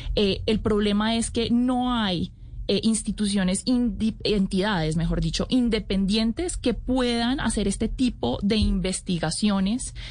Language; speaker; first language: Spanish; native; Spanish